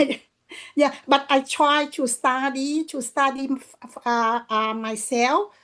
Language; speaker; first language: English; non-native, learner; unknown